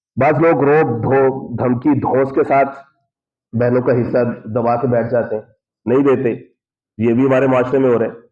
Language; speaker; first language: Urdu; non-native, local second language; Punjabi